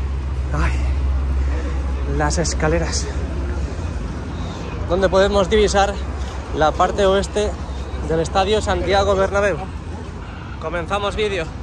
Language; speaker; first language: Spanish; native; Spanish